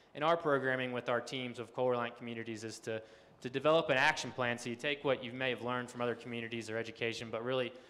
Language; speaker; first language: English; native; English